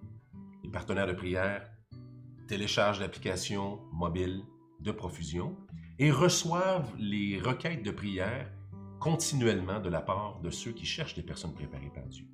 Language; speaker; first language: French; native; French